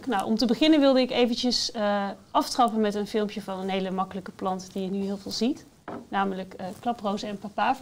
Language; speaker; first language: Dutch; native; Dutch